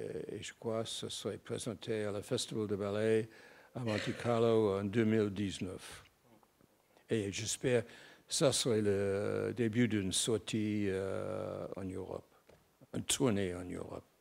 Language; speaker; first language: French; non-native, fluent; English